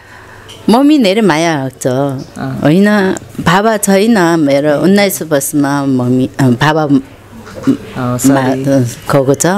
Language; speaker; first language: Nepali; non-native, learner; Korean